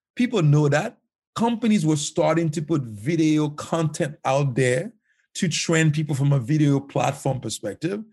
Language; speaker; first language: English; non-native, fluent; Haitian Creole